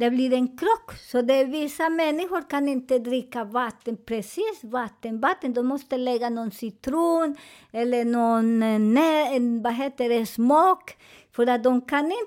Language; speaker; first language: Swedish; non-native, fluent; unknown